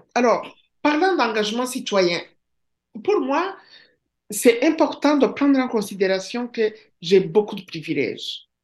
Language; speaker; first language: French; non-native, local second language; Kinyarwanda